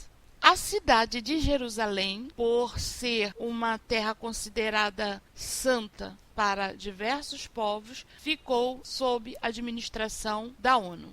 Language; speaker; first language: Portuguese; native; Portuguese